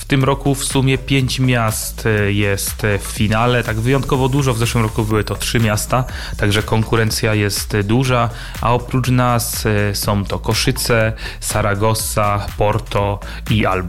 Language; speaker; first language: Polish; native; Polish